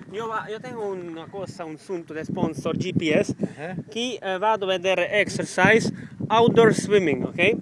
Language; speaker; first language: Italian; non-native, learner; Czech